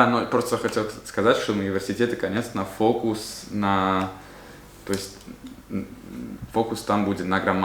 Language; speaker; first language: Russian; non-native, fluent; Italian